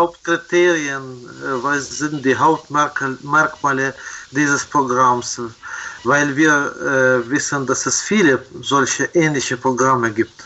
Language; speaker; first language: German; non-native, fluent; Ukrainian